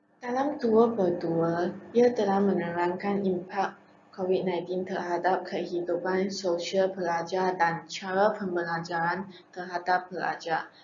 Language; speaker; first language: Malay; non-native, local second language; Chinese